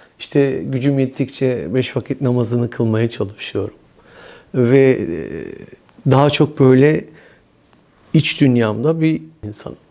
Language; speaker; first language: Turkish; early bilingual, heritage; Turkish